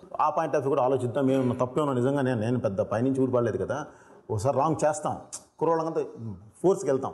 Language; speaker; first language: Telugu; native; Telugu